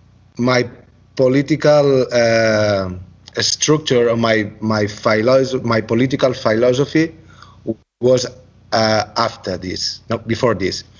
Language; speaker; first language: English; non-native, learner; Catalan